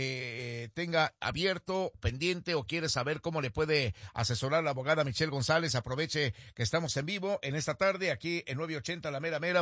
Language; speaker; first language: Spanish; native; Spanish